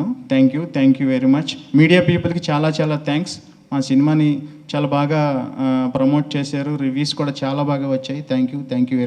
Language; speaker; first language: Telugu; native; Telugu